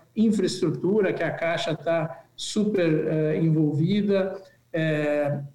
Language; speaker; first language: Portuguese; native; Portuguese